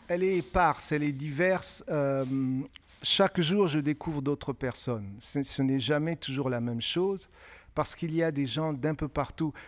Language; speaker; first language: French; non-native, local second language; Kinyarwanda